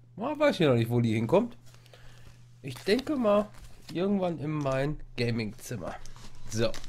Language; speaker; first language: German; non-native, fluent; English